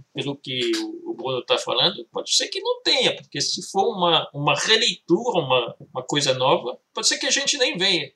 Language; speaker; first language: Portuguese; early bilingual, heritage; Portuguese